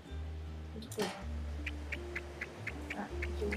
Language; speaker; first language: French; native; French